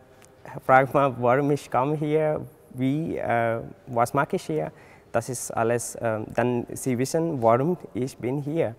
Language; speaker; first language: German; non-native, learner; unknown